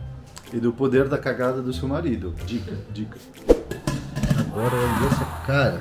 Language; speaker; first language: Portuguese; non-native, fluent; French